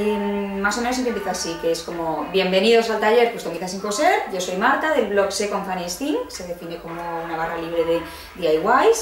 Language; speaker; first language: Spanish; native; Spanish